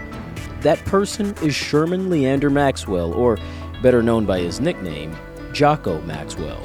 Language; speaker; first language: English; native; English